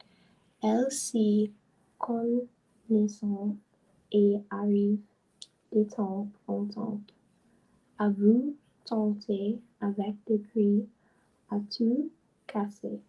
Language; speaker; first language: French; non-native, learner; English